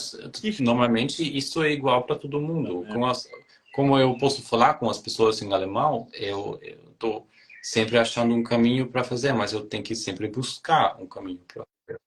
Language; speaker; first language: Portuguese; non-native, fluent; German